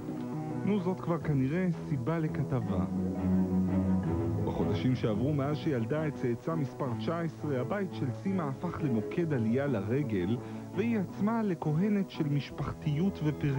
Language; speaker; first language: Hebrew; native; Hebrew